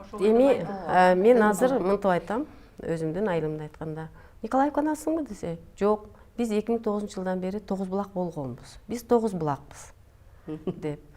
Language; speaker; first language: Kyrgyz; native; Kyrgyz